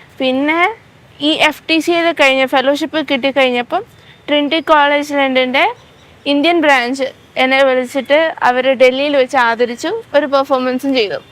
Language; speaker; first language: Malayalam; native; Malayalam